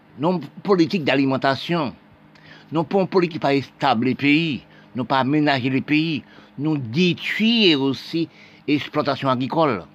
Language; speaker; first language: French; non-native, local second language; Haitian Creole